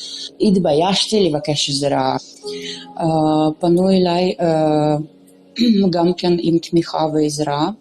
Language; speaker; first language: Hebrew; non-native, local second language; Romanian